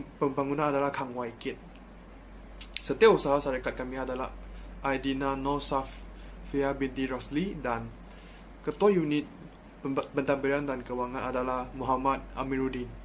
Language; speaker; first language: Malay; non-native, local second language; Chinese